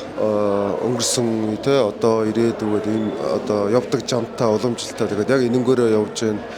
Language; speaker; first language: Mongolian; native; Mongolian